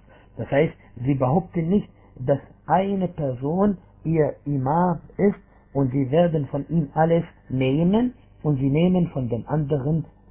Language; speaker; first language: German; non-native, fluent; Arabic